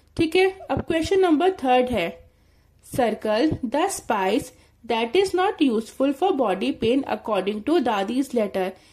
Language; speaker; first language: Hindi; native; Hindi